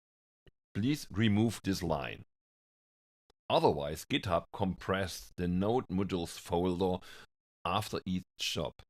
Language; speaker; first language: English; non-native, fluent; German